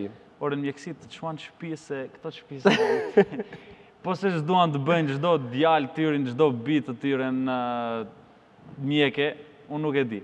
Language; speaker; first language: Albanian; native; Albanian